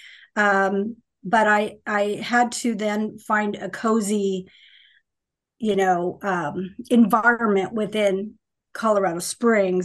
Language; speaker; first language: English; native; English